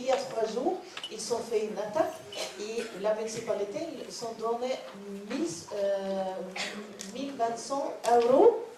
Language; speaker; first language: French; non-native, learner; Norwegian